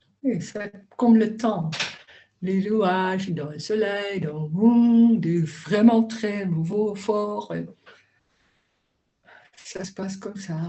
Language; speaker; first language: French; non-native, learner; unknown